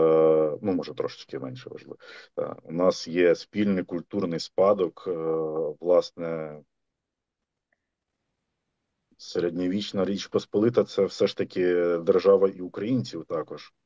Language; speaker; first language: Ukrainian; native; Ukrainian